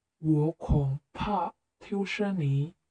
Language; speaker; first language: Chinese; non-native, learner; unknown